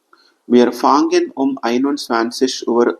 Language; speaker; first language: German; non-native, fluent; Telugu